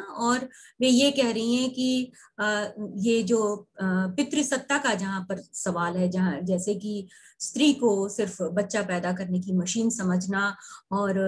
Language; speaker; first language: Hindi; native; Hindi